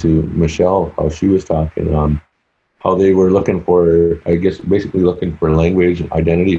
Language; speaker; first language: English; native; English